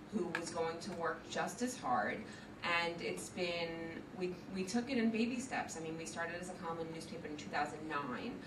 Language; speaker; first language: English; native; English